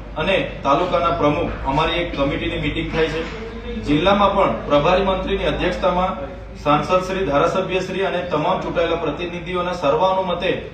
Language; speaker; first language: Gujarati; non-native, local second language; Vasavi